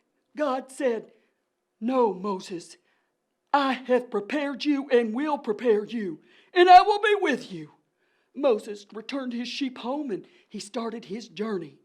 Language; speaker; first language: English; native; English